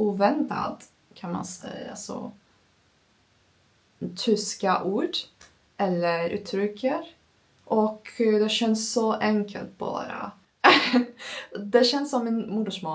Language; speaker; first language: Swedish; non-native, learner; Turkish